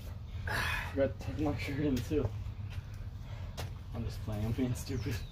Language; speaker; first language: English; native; English